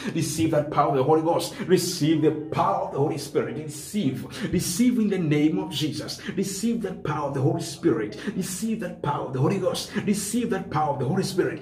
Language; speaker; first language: English; non-native, local second language; Swahili